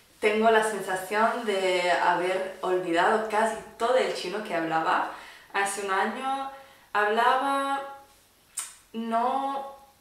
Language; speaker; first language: Spanish; non-native, fluent; English